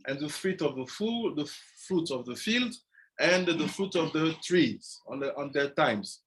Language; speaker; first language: English; non-native, fluent; French